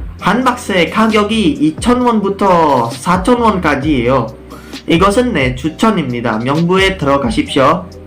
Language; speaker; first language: Korean; non-native, learner; Indonesian